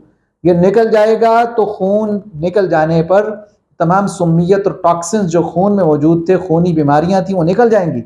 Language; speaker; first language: Urdu; native; Urdu